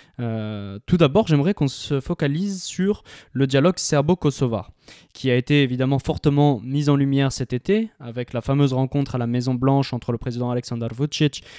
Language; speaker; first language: French; native; French